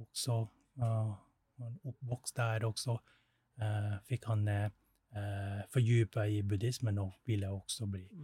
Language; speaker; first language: Swedish; non-native, fluent; Thai